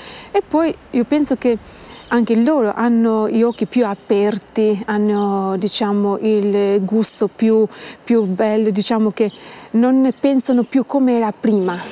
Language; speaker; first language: Italian; non-native, fluent; Albanian